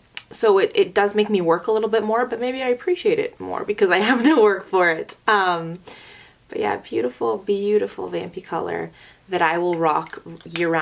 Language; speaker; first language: English; native; English